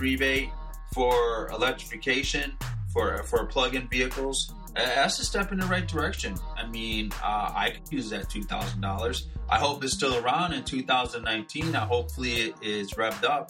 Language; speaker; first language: English; native; English